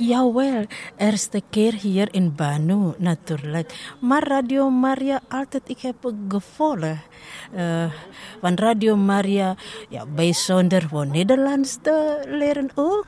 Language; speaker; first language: Dutch; non-native, learner; Indonesian